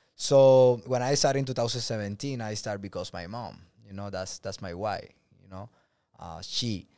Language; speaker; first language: English; non-native, learner; Spanish